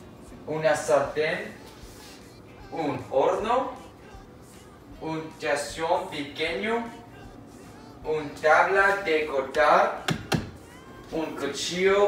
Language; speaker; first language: Spanish; non-native, learner; English